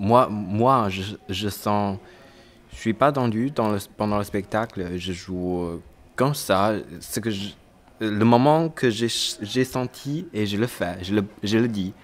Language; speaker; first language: French; non-native, learner; Chinese